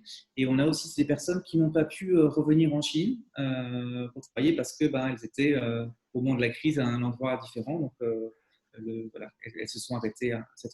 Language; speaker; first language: French; native; French